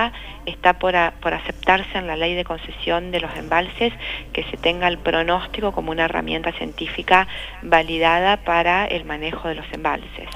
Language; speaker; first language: Spanish; native; Spanish